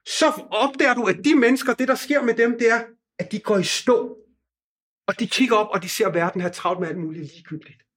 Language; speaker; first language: Danish; non-native, fluent; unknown